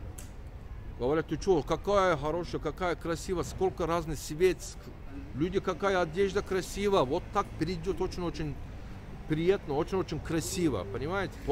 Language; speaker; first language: Russian; non-native, learner; Turkish